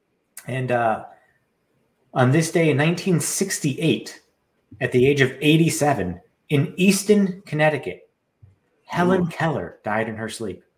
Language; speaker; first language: English; native; English